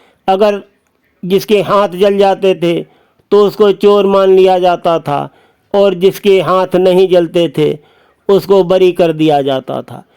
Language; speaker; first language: Hindi; native; Hindi